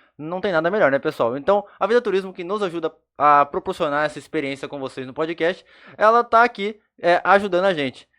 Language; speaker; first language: Portuguese; native; Portuguese